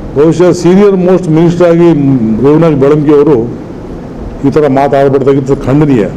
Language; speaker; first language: Kannada; non-native, local second language; Lambadi